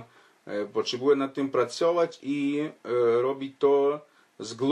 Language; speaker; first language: Polish; non-native, fluent; Ukrainian